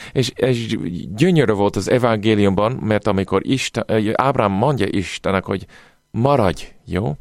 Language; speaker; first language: Hungarian; non-native, fluent; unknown